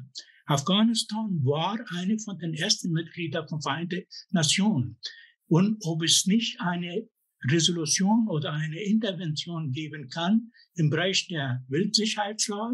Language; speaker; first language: German; non-native, fluent; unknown